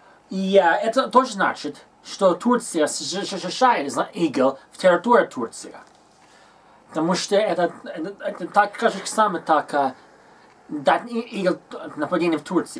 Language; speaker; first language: Russian; non-native, learner; Turkish